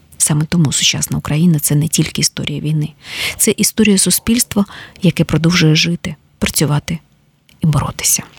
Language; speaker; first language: Ukrainian; native; Ukrainian